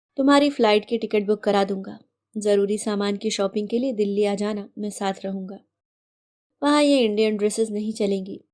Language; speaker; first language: Hindi; native; Hindi